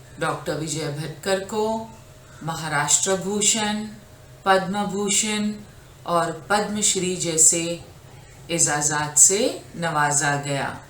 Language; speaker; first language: Urdu; native; Urdu